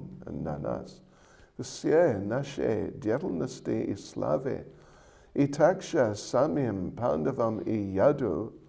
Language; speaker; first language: Russian; non-native, learner; English